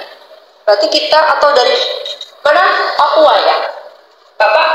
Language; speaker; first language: Indonesian; native; Indonesian